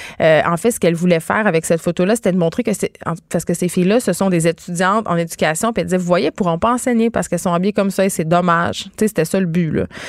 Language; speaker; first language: French; native; French